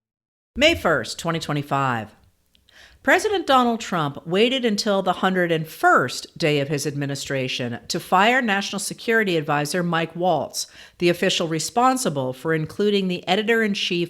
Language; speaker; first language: English; native; English